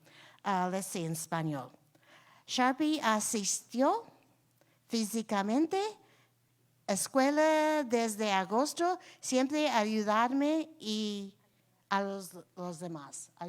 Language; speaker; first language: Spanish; non-native, learner; English